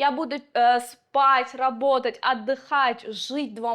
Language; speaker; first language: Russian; non-native, local second language; Uzbek